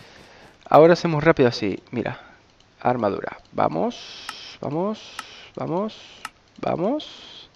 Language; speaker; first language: Spanish; native; Spanish